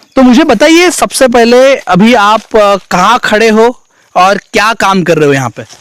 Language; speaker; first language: Hindi; non-native, local second language; Marathi